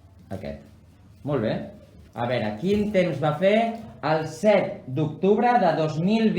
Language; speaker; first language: Catalan; native; Catalan